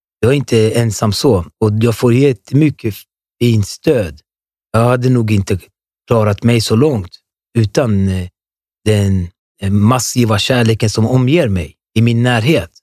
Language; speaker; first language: Swedish; early bilingual, other home language; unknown